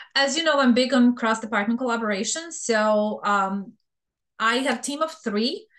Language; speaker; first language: English; non-native, fluent; Bosnian